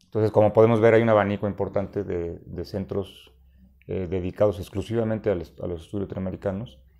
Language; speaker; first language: Spanish; native; Spanish